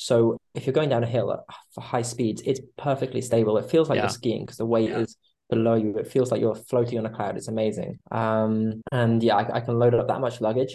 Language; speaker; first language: English; native; English